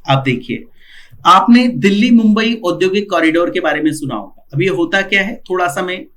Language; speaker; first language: Hindi; non-native, local second language; Marathi